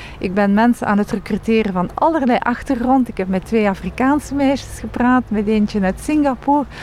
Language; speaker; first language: Dutch; non-native, local second language; French